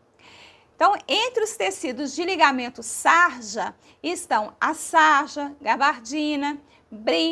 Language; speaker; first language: Portuguese; native; Portuguese